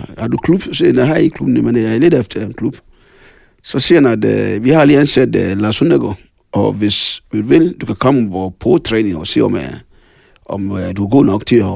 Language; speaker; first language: Danish; non-native, fluent; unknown